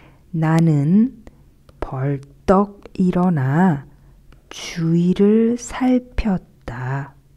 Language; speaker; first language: Korean; native; Korean